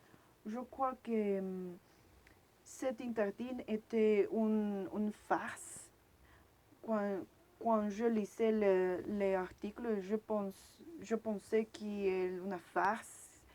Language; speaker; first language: French; non-native, learner; Spanish